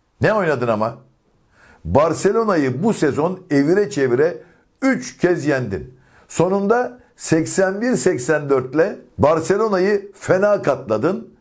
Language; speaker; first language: Turkish; native; Turkish